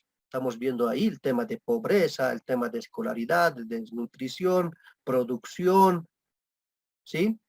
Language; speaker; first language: Spanish; native; Spanish